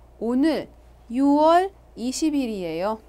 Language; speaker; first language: Korean; non-native, fluent; Arabic